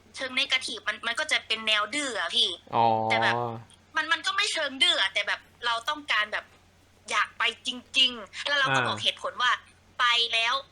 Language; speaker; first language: Thai; native; Thai